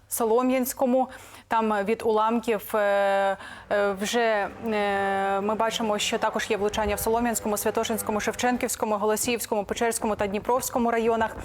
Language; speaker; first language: Ukrainian; native; Ukrainian